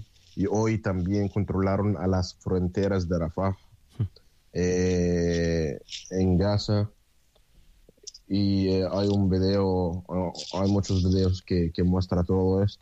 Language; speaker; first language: Spanish; non-native, fluent; Arabic